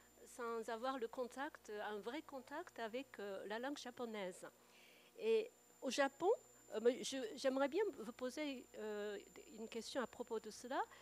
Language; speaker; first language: French; non-native, fluent; Japanese